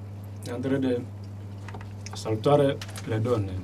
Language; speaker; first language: French; non-native, learner; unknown